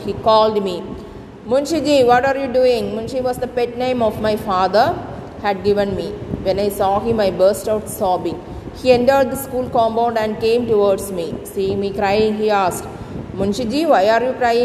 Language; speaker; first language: English; non-native, local second language; Malayalam